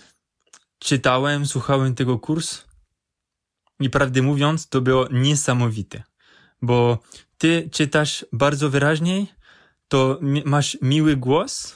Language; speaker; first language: Polish; non-native, learner; French